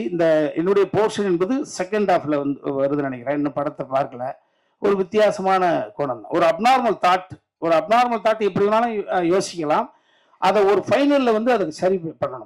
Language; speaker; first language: Tamil; native; Tamil